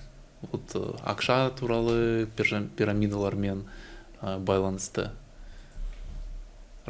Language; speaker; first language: Kazakh; non-native, learner; Russian